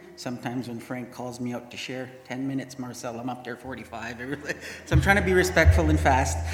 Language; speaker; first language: English; native; English